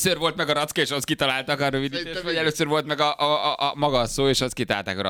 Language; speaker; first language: Hungarian; native; Hungarian